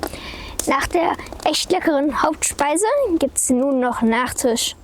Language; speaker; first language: German; native; German